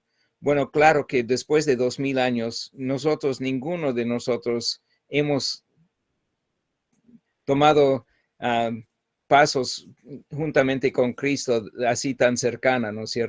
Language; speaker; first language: Spanish; non-native, fluent; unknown